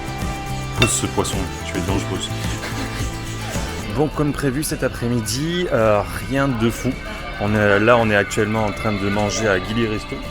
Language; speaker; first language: French; native; French